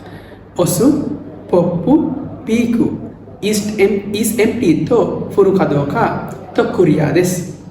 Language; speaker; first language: Japanese; non-native, learner; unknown